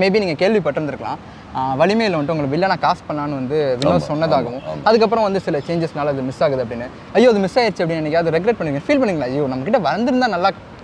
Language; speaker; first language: Tamil; native; Tamil